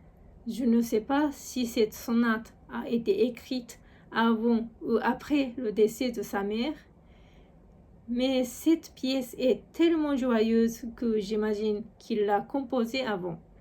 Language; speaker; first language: French; non-native, fluent; Japanese